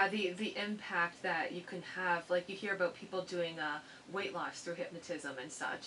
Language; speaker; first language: English; native; English